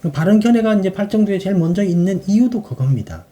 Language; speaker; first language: Korean; native; Korean